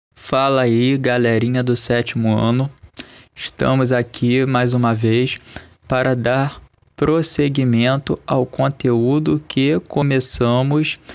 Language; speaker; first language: Portuguese; native; Portuguese